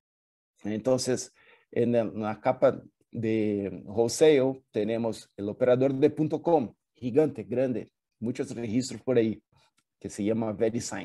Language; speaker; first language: Spanish; non-native, fluent; Portuguese